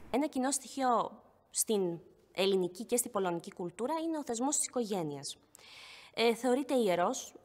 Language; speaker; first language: Greek; early bilingual, other home language; Polish